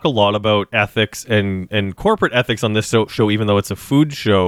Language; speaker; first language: English; native; English